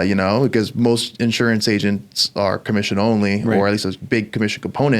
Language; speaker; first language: English; native; English